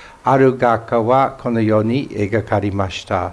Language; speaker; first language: Japanese; non-native, fluent; English